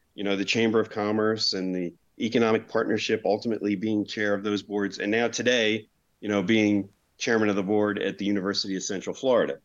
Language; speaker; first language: English; native; English